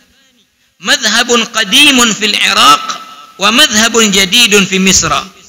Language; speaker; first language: Arabic; non-native, fluent; Achinese